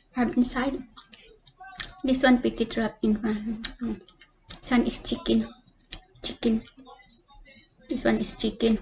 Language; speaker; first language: English; non-native, learner; Cebuano